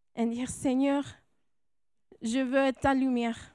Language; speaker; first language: French; non-native, fluent; English